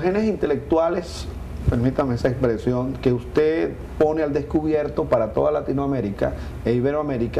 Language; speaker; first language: Spanish; native; Spanish